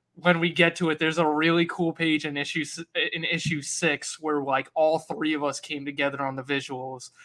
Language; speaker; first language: English; native; English